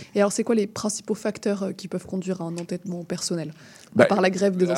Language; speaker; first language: French; native; French